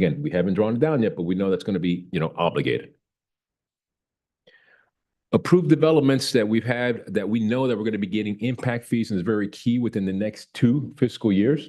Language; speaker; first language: English; native; English